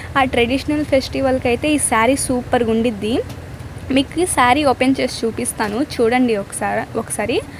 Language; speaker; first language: Telugu; non-native, local second language; Urdu